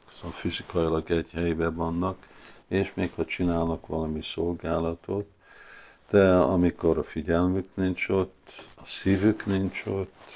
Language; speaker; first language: Hungarian; early bilingual, heritage; Hungarian